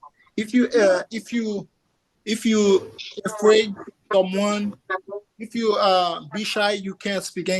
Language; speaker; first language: English; non-native, learner; Haitian Creole